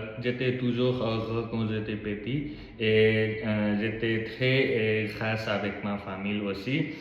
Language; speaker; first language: French; non-native, learner; Nepali